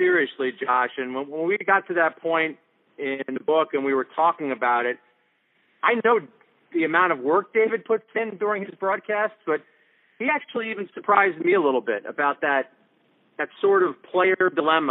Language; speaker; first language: English; native; English